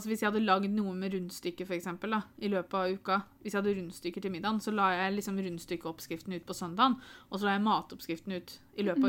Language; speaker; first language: Norwegian; native; Norwegian